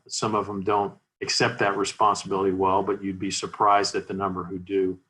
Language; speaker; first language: English; native; English